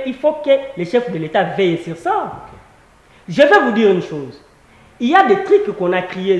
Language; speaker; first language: French; non-native, local second language; Lingala